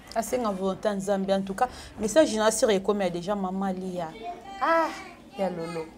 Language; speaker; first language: Lingala; native; Lingala